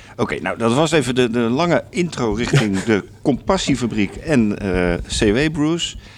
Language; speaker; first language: Dutch; native; Dutch